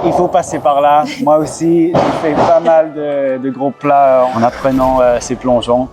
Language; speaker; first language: French; non-native, fluent; English